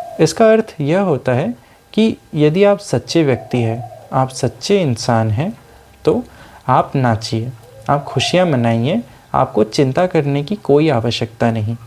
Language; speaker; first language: Hindi; non-native, local second language; Sindhi